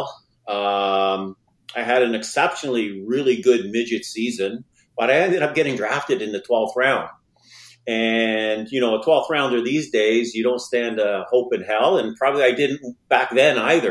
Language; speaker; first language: English; native; English